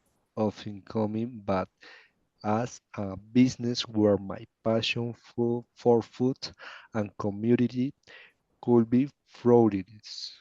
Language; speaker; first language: English; non-native, learner; Spanish